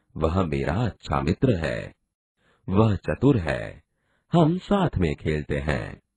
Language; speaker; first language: Hindi; non-native, local second language; Gujarati